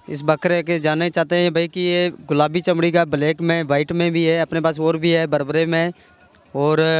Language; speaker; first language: Hindi; non-native, local second language; Punjabi